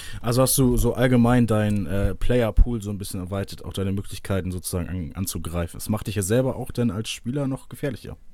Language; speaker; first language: German; native; German